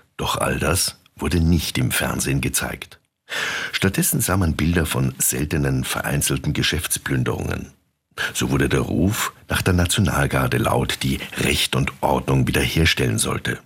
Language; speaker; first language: German; native; German